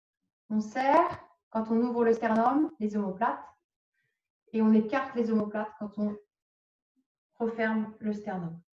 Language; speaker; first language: French; native; French